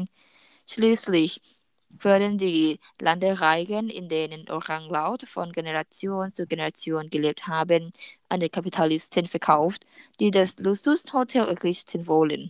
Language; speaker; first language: German; non-native, learner; Thai